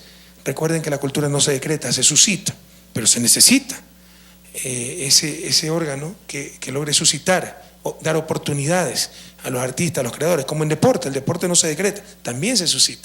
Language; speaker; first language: Spanish; native; Spanish